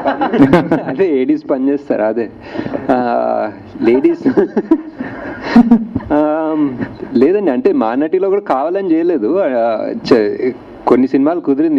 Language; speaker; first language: Telugu; native; Telugu